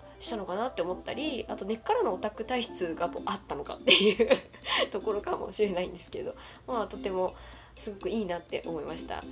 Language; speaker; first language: Japanese; native; Japanese